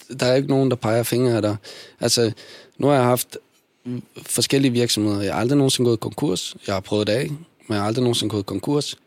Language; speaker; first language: Danish; early bilingual, other home language; Bosnian